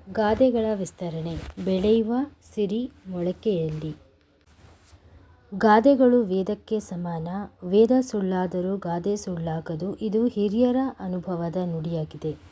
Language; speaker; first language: Kannada; native; Kannada